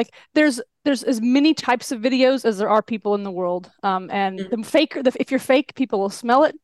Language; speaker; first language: English; native; English